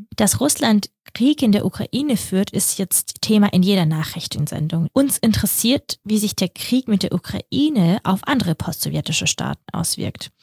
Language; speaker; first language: German; early bilingual, other home language; Russian